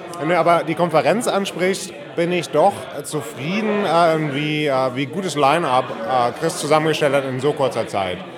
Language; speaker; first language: German; native; German